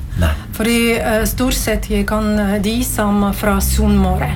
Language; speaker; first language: Norwegian; non-native, learner; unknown